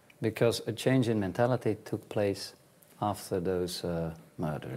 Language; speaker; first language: English; non-native, fluent; Dutch